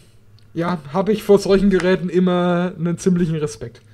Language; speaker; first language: German; native; German